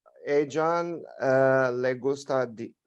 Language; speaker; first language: Spanish; non-native, learner; English